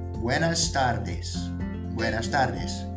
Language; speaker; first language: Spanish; non-native, fluent; Portuguese